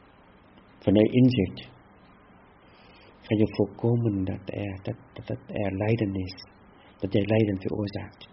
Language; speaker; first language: Dutch; non-native, fluent; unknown